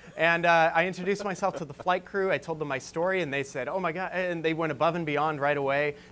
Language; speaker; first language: English; native; English